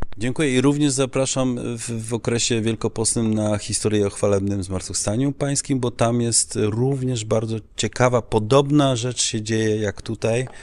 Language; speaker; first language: Polish; early bilingual, heritage; Polish